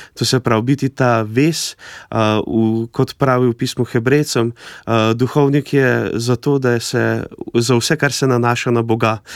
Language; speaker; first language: Slovenian; native; Slovenian